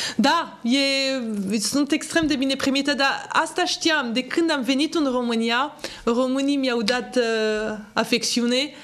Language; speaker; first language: Romanian; non-native, fluent; French